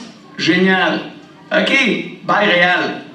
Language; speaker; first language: French; native; French